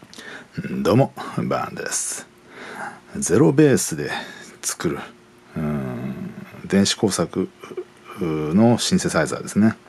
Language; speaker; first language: Japanese; native; Japanese